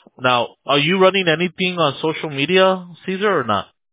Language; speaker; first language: English; early bilingual, other home language; Spanish